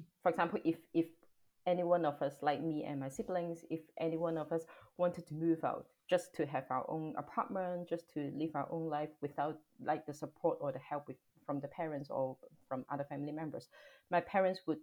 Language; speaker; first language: English; non-native, local second language; Cantonese